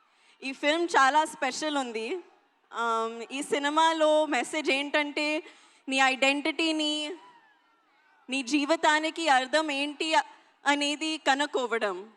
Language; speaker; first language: Telugu; non-native, learner; Hindi